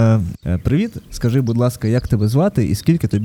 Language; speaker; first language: Ukrainian; native; Ukrainian